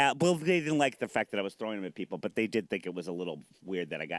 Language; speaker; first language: English; native; English